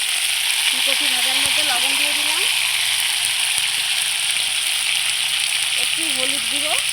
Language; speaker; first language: Bangla; native; Bangla